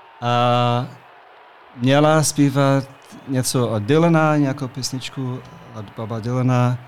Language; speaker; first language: Czech; non-native, fluent; English